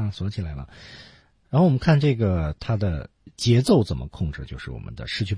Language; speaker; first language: Chinese; native; Chinese